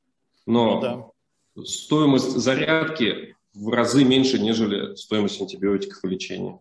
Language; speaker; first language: Russian; native; Russian